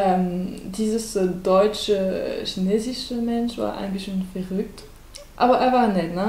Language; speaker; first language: German; non-native, learner; French